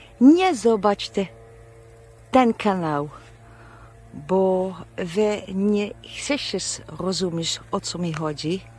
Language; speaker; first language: Polish; non-native, learner; Dutch